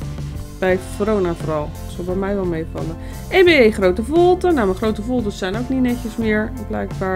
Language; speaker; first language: Dutch; native; Dutch